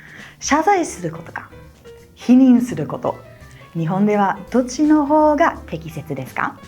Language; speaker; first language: Japanese; non-native, fluent; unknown